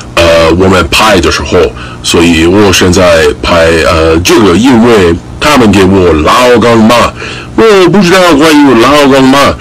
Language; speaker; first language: Chinese; non-native, learner; English